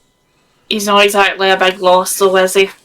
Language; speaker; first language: English; native; English